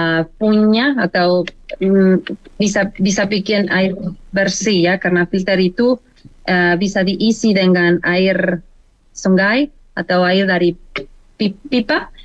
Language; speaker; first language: Indonesian; non-native, learner; Spanish